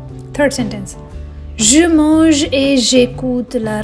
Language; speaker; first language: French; non-native, fluent; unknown